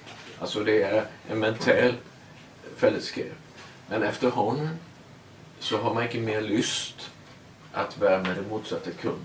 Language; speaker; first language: Swedish; non-native, learner; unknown